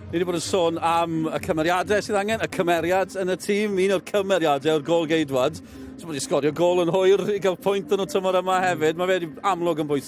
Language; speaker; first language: Welsh; native; Welsh